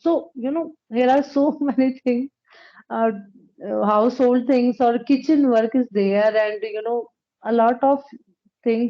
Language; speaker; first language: English; non-native, local second language; Punjabi